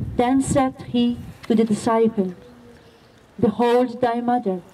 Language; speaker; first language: English; non-native, fluent; Maltese